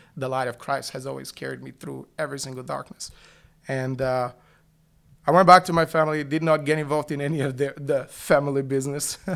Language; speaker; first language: English; non-native, fluent; Bulgarian